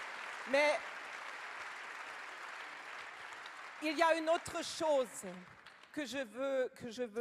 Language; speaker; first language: French; non-native, learner; German